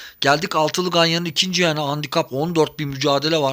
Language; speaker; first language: Turkish; native; Turkish